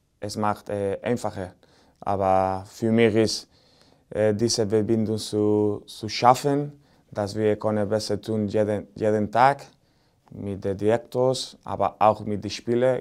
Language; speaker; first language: German; non-native, learner; Spanish